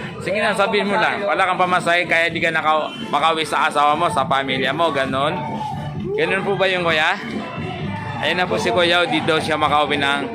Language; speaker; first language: Filipino; non-native, local second language; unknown